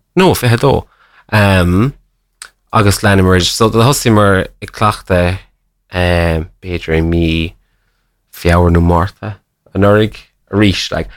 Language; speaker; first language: Irish; non-native, local second language; English